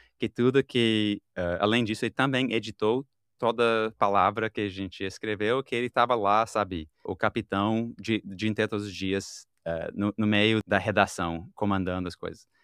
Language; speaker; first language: Portuguese; non-native, fluent; English